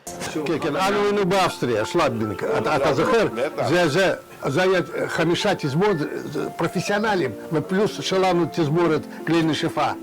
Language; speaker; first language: Hebrew; non-native, learner; Russian